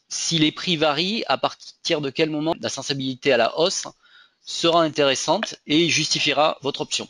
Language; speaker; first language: French; native; French